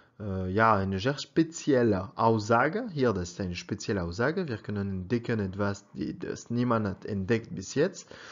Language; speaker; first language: German; non-native, learner; French